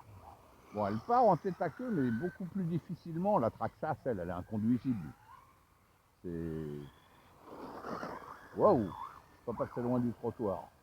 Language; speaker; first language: French; native; French